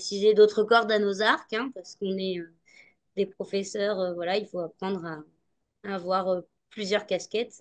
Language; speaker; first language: French; native; French